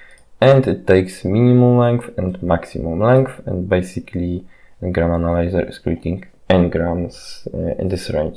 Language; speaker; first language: English; non-native, fluent; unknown